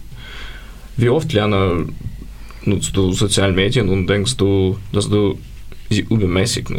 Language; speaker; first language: German; non-native, learner; Ukrainian